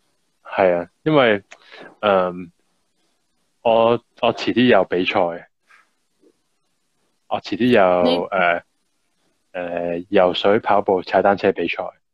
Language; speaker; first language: Chinese; early bilingual, heritage; Cantonese